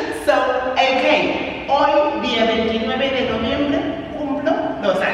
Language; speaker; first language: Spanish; non-native, fluent; English